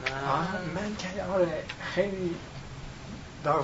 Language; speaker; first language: Persian; non-native, learner; English